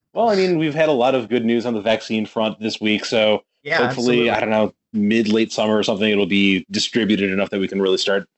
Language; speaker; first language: English; native; English